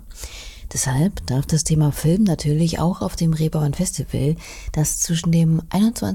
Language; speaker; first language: German; native; German